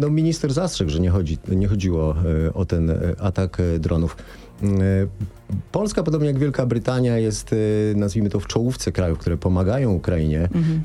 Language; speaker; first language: Polish; native; Polish